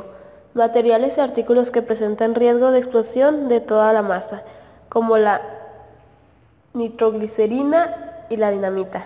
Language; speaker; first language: Spanish; native; Spanish